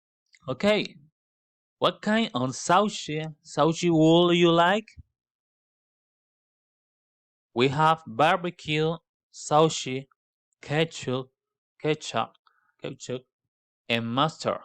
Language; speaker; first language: English; non-native, learner; Spanish